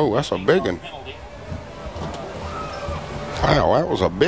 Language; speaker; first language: English; native; English